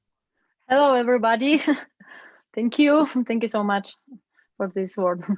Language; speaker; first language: English; non-native, learner; Ukrainian